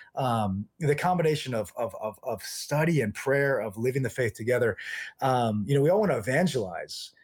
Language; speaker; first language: English; native; English